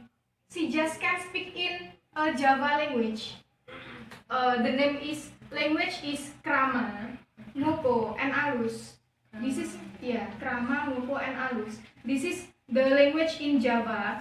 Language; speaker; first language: English; non-native, learner; Javanese